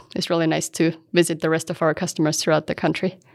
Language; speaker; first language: English; non-native, fluent; German